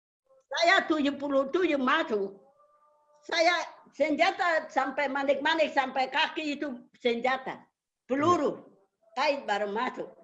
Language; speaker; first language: Indonesian; non-native, local second language; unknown